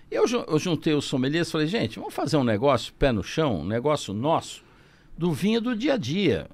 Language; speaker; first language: Portuguese; native; Portuguese